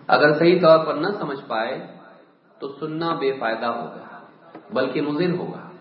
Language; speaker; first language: Urdu; native; Urdu